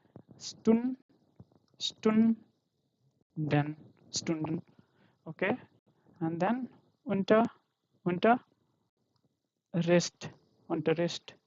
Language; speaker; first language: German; non-native, fluent; Hindi